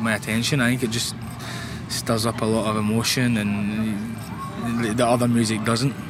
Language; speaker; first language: English; native; English